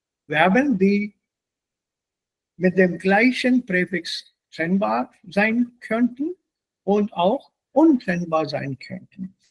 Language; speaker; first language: German; non-native, fluent; Hindi